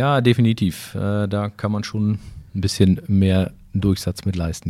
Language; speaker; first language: German; native; German